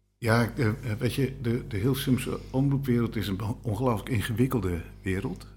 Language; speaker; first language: Dutch; native; Dutch